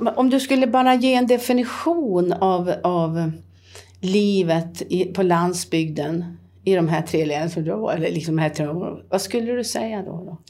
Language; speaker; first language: Swedish; native; Swedish